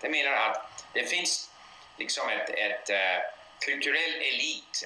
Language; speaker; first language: Swedish; non-native, fluent; English